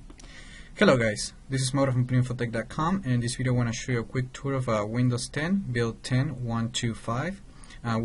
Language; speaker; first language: English; non-native, fluent; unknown